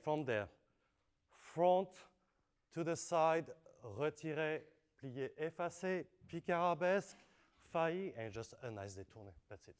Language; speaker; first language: English; non-native, fluent; French